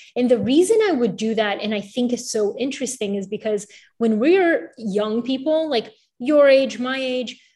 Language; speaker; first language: English; early bilingual, other home language; Bulgarian